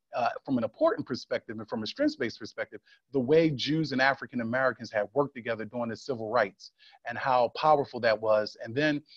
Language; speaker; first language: English; native; English